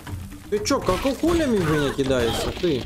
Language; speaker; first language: Russian; native; Russian